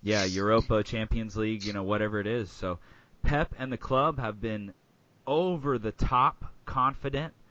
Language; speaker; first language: English; native; English